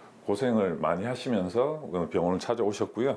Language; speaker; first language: Korean; native; Korean